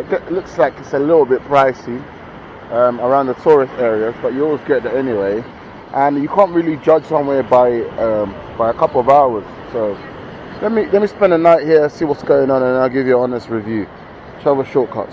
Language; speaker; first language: English; native; English